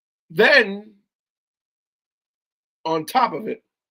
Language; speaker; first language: English; native; English